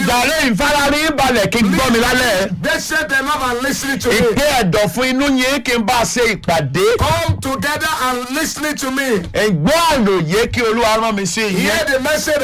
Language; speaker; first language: English; non-native, local second language; Yoruba